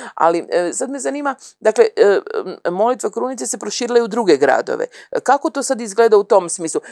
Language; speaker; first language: Croatian; native; Croatian